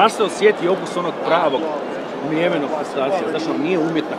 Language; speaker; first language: Croatian; native; Croatian